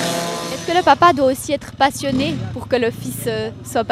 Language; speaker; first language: French; native; French